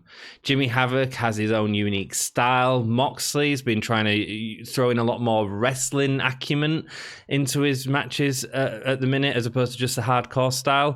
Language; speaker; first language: English; native; English